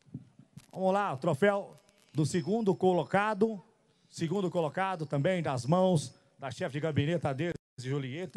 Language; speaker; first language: Portuguese; native; Portuguese